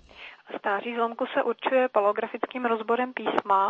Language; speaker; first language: Czech; native; Czech